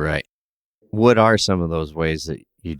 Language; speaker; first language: English; native; English